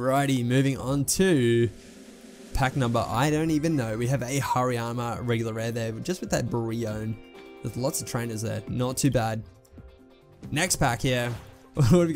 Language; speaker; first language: English; native; English